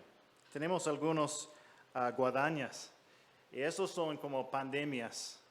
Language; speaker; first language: Spanish; non-native, fluent; English